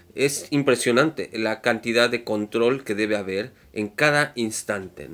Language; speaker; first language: Spanish; native; Spanish